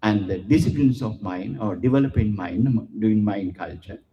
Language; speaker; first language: English; non-native, local second language; Sinhala